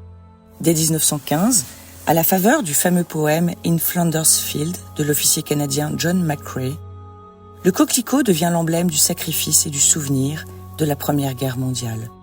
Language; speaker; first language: French; native; French